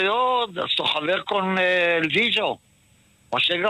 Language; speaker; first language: Spanish; early bilingual, heritage; Ladino